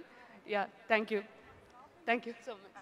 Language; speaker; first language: Telugu; non-native, learner; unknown